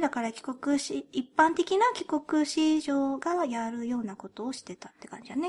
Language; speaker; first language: Japanese; early bilingual, heritage; Japanese